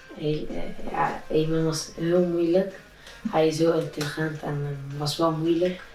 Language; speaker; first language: Dutch; early bilingual, other home language; Turkish